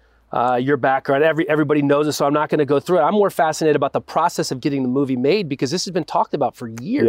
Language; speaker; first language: English; native; English